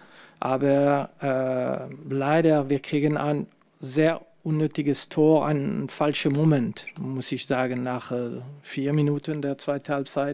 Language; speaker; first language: German; non-native, fluent; French